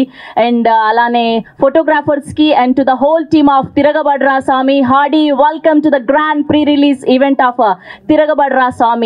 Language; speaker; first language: Telugu; native; Telugu